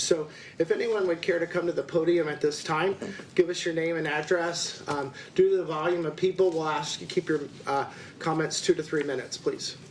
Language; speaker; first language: English; native; English